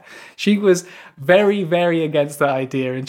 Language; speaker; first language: English; native; English